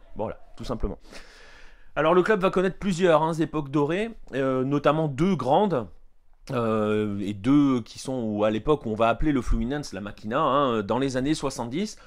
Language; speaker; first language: French; native; French